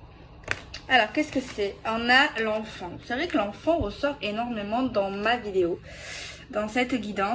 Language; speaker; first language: French; native; French